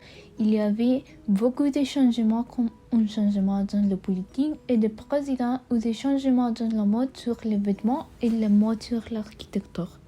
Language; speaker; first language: French; non-native, learner; Spanish